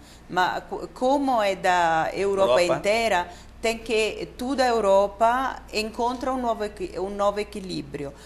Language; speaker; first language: Portuguese; non-native, fluent; Italian